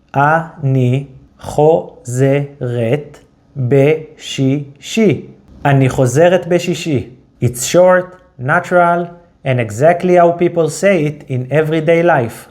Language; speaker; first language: Hebrew; native; Hebrew